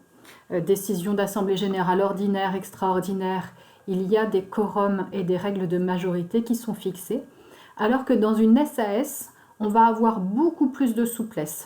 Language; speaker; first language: French; native; French